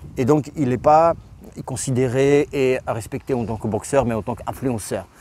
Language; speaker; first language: French; non-native, fluent; Russian